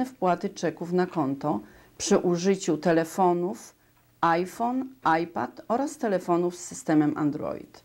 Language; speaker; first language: Polish; native; Polish